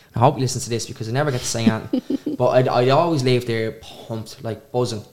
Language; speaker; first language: English; native; English